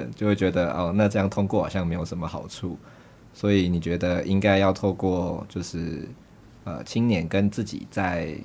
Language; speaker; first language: Chinese; native; Chinese